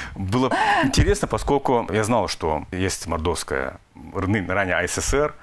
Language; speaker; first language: Russian; native; Russian